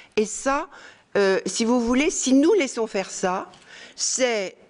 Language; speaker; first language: French; native; French